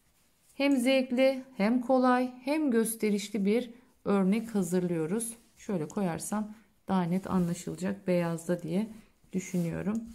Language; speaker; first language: Turkish; native; Turkish